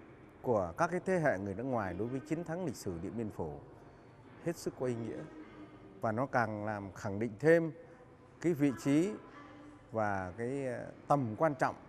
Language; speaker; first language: Vietnamese; native; Vietnamese